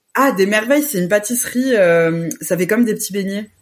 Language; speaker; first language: French; early bilingual, other home language; Portuguese